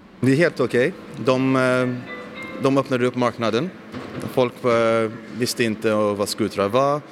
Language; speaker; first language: Swedish; non-native, fluent; English